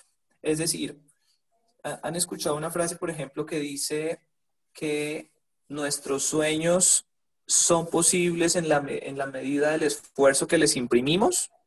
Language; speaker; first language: Spanish; native; Spanish